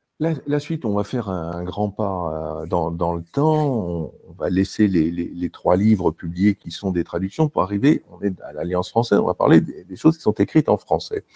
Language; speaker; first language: French; native; French